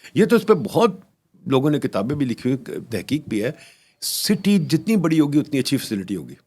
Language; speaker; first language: Urdu; native; Urdu